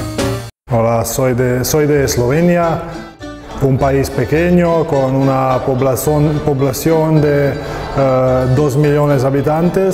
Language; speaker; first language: Spanish; non-native, fluent; Slovenian